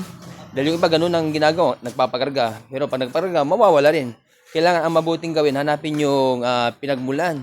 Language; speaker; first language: Filipino; native; Filipino